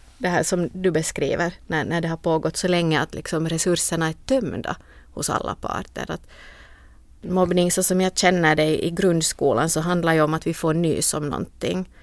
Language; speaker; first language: Swedish; native; Swedish